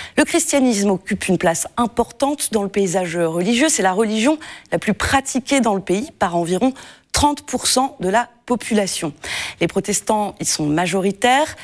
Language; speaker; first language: French; native; French